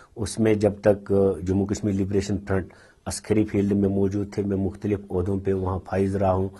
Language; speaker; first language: Urdu; non-native, local second language; Kashmiri